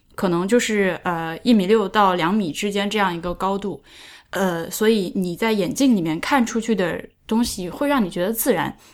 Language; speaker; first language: Chinese; native; Chinese